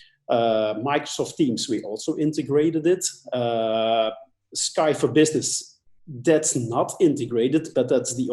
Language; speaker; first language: English; non-native, fluent; Dutch